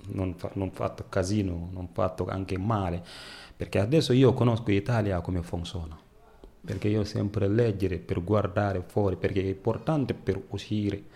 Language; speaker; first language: Italian; non-native, learner; Wolof